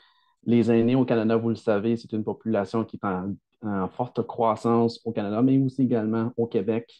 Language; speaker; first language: French; native; French